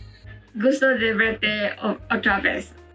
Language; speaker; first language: Spanish; non-native, learner; Malay